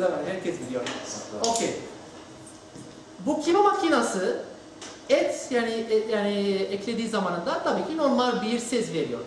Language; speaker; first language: Turkish; non-native, learner; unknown